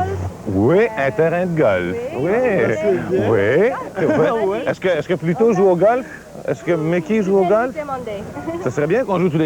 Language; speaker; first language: French; native; French